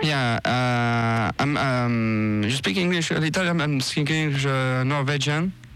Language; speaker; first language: English; non-native, learner; French